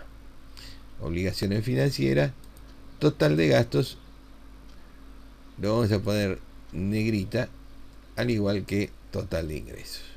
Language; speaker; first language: Spanish; native; Spanish